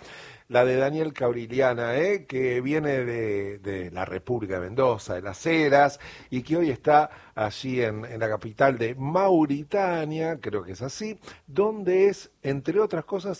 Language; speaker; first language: Spanish; native; Spanish